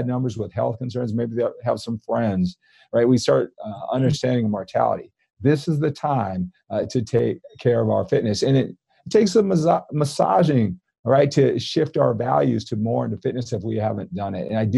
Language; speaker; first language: English; native; English